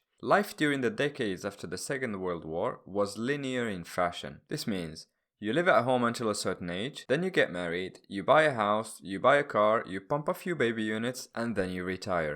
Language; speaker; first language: English; non-native, fluent; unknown